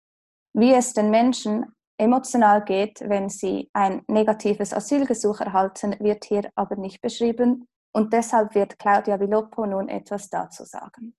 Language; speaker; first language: German; native; German